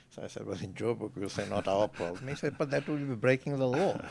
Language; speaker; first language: English; native; English